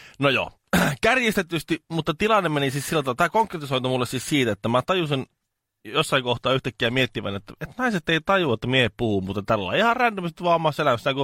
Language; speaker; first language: Finnish; native; Finnish